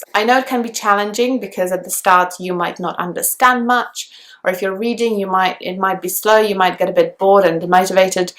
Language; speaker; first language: English; non-native, fluent; Polish